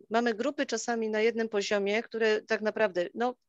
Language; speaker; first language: Polish; native; Polish